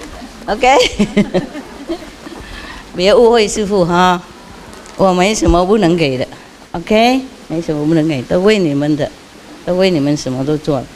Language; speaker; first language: Chinese; non-native, fluent; Vietnamese